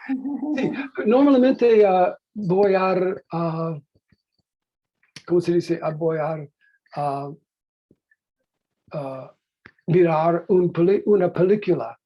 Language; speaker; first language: Spanish; non-native, learner; English